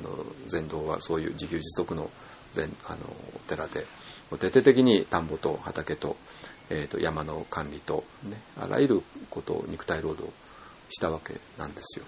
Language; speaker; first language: Japanese; native; Japanese